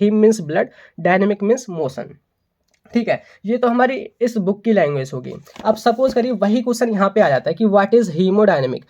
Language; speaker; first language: Hindi; native; Hindi